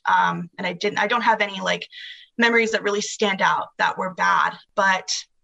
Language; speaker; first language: English; native; English